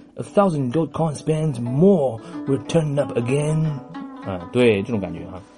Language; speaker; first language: English; non-native, fluent; Chinese